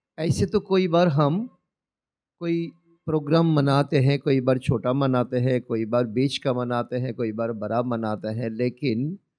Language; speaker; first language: Hindi; non-native, local second language; Bangla